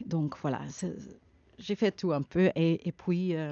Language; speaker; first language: French; non-native, learner; Dutch